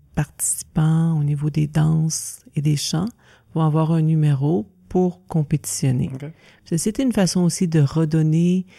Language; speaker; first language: French; native; French